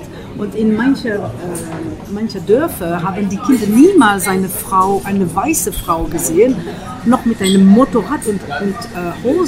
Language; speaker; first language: German; non-native, fluent; French